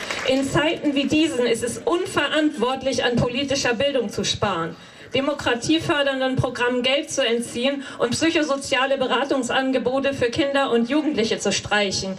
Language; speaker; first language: German; native; German